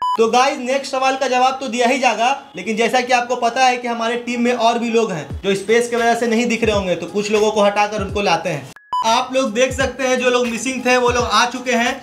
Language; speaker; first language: Hindi; native; Hindi